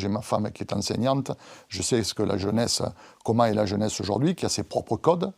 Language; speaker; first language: French; native; French